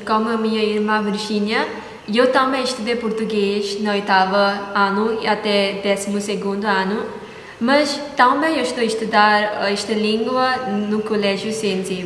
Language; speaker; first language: Portuguese; non-native, learner; Konkani